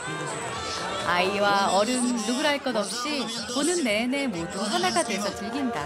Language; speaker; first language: Korean; native; Korean